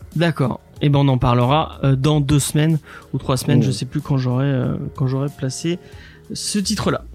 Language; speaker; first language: French; early bilingual, other home language; English